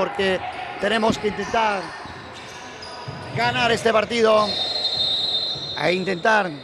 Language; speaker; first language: Spanish; native; Spanish